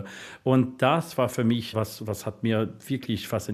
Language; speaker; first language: German; non-native, fluent; English